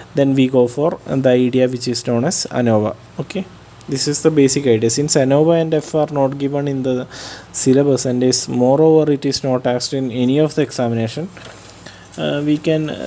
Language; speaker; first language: English; non-native, local second language; Malayalam